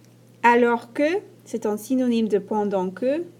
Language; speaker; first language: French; non-native, fluent; English